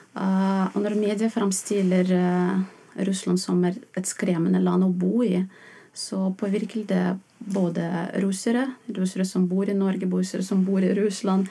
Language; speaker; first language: Norwegian; non-native, fluent; Russian